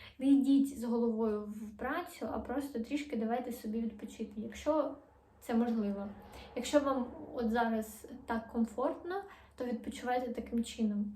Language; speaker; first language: Ukrainian; non-native, local second language; Russian